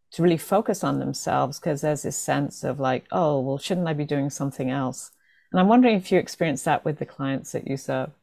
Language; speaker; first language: English; native; English